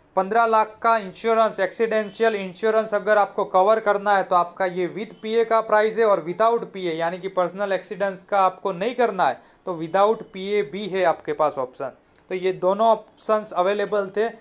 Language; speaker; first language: Hindi; non-native, local second language; Gujarati